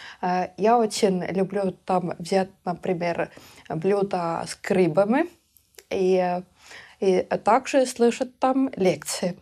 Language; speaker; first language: Russian; non-native, local second language; Estonian